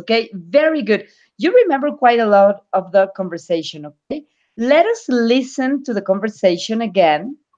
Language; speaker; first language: English; non-native, fluent; Spanish